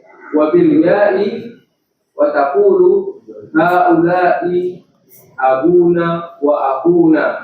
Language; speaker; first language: Arabic; non-native, learner; Indonesian